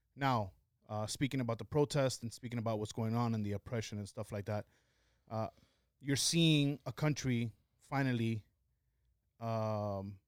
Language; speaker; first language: English; early bilingual, other home language; Spanish